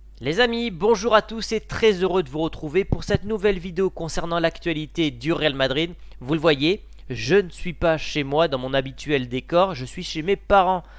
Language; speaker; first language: French; native; French